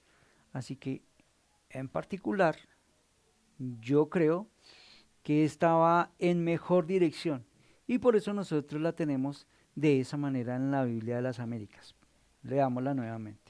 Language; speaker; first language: Spanish; native; Spanish